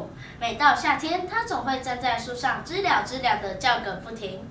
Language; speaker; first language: Chinese; native; Chinese